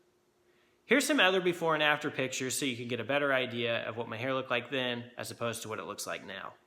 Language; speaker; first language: English; native; English